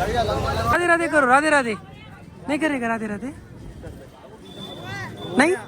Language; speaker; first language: Hindi; non-native, local second language; Kannada